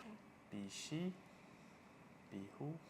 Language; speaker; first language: Chinese; non-native, learner; English